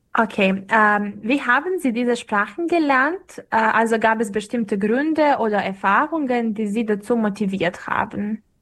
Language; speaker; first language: German; non-native, fluent; Serbian